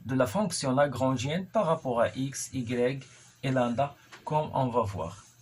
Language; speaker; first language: French; non-native, local second language; Arabic